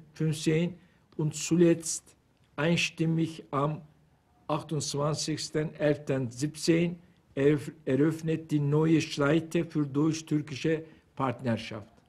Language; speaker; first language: German; non-native, fluent; Turkish